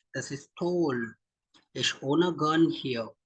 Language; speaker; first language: German; non-native, fluent; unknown